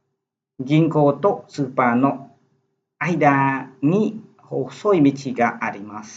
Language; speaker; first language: Japanese; non-native, fluent; Khmer